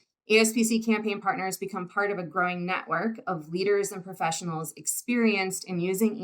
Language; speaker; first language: English; native; English